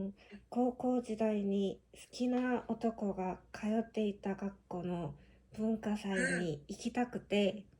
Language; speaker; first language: Japanese; non-native, learner; Korean